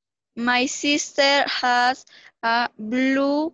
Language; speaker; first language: English; non-native, learner; Spanish